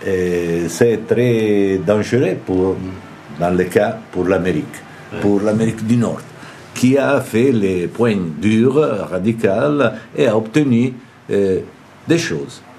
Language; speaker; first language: French; non-native, fluent; Italian